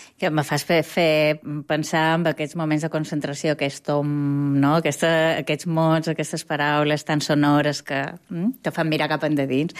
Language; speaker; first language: Catalan; native; Catalan